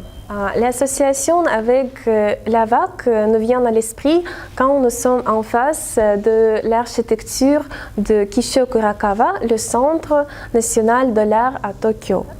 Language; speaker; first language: French; non-native, fluent; Russian